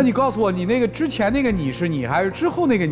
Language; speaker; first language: Chinese; native; Chinese